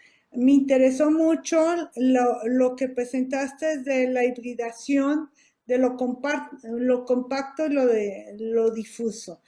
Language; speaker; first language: Spanish; native; Spanish